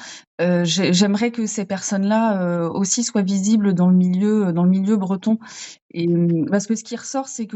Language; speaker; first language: French; native; French